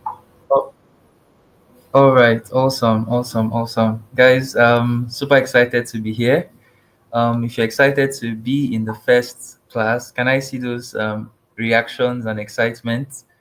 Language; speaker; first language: English; non-native, local second language; Igbo